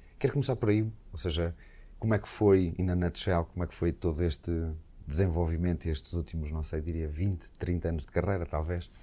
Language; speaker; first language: Portuguese; native; Portuguese